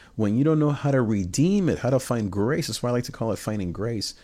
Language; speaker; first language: English; early bilingual, other home language; Spanish